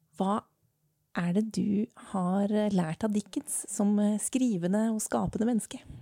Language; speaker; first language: Norwegian; native; Norwegian